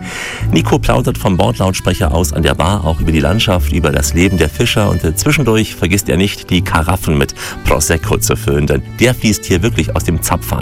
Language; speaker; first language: German; native; German